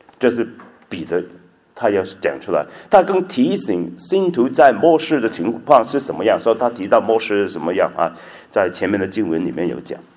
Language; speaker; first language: Chinese; non-native, local second language; Cantonese